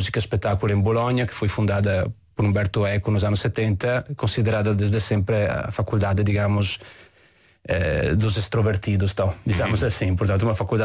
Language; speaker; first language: Portuguese; non-native, fluent; Italian